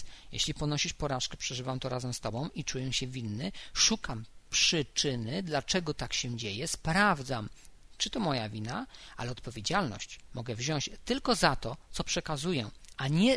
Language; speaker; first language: Polish; native; Polish